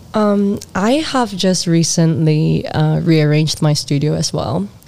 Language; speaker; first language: English; non-native, local second language; Cantonese